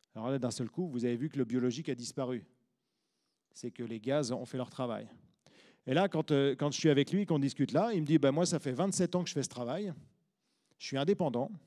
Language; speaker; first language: French; native; French